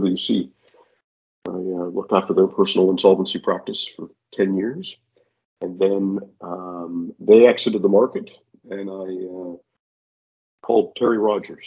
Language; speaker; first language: English; native; English